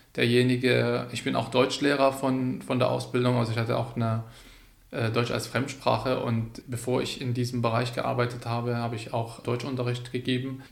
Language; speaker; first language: German; non-native, fluent; Arabic